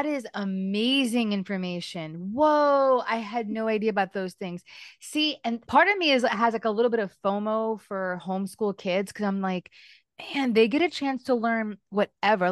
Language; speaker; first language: English; native; English